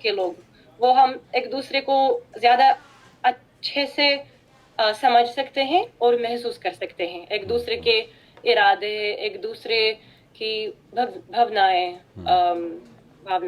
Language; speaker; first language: Hindi; non-native, fluent; Russian